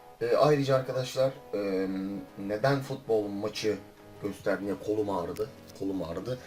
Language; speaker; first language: Turkish; native; Turkish